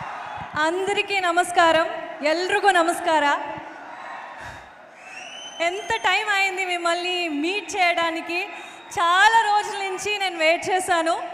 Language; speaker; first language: Telugu; non-native, learner; Kannada